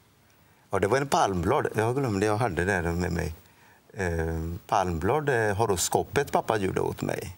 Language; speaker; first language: Swedish; non-native, fluent; Odia